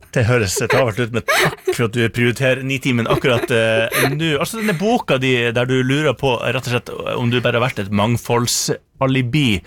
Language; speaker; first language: Norwegian; native; Norwegian